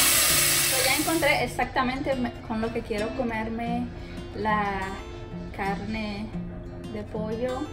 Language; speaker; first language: Spanish; early bilingual, heritage; Spanish